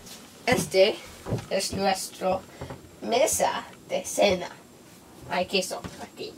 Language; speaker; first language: Spanish; non-native, learner; English